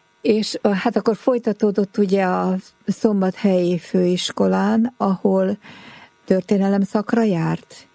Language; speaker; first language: Hungarian; native; Hungarian